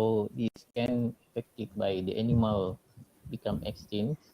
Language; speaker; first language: English; non-native, learner; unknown